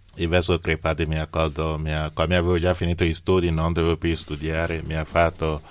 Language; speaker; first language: Italian; non-native, fluent; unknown